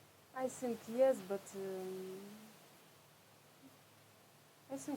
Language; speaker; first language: English; non-native, learner; Russian